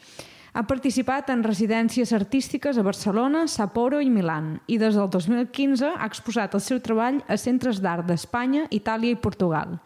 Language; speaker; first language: Catalan; native; Catalan